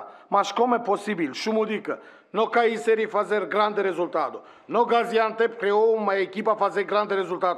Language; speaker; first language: Portuguese; non-native, learner; Romanian